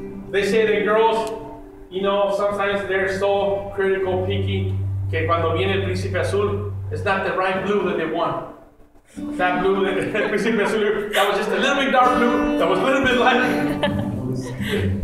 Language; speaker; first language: English; early bilingual, other home language; Spanish